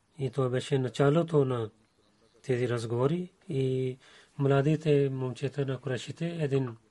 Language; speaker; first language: Bulgarian; non-native, learner; Urdu